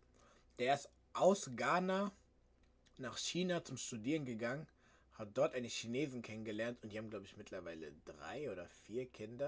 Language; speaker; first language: German; early bilingual, other home language; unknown